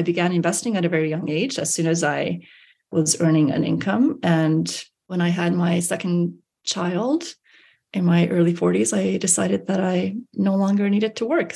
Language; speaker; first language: English; early bilingual, other home language; Hungarian